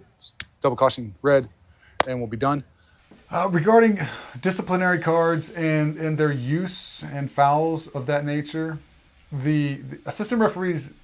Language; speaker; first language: English; native; English